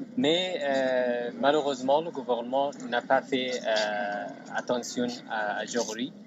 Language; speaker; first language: French; non-native, learner; Persian